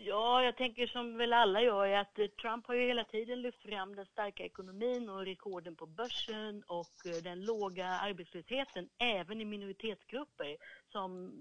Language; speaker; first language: Swedish; native; Swedish